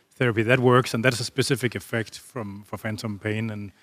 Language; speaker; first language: English; non-native, fluent; Danish